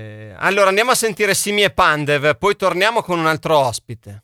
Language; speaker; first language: Italian; native; Italian